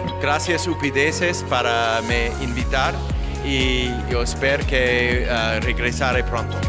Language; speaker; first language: Spanish; non-native, learner; English